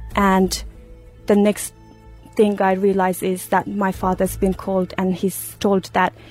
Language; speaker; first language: English; non-native, fluent; Persian